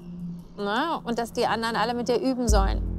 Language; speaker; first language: German; native; German